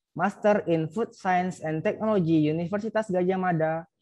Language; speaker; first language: English; non-native, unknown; Indonesian